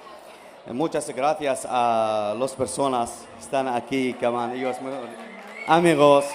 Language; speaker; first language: Spanish; non-native, learner; Arabic